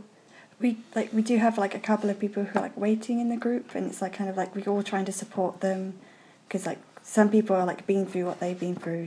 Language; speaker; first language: English; native; English